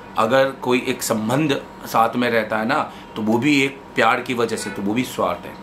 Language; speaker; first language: Hindi; native; Hindi